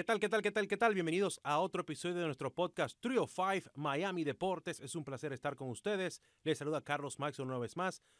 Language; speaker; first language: Spanish; native; Spanish